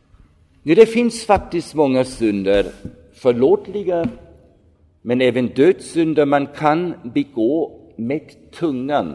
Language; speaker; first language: Swedish; non-native, fluent; German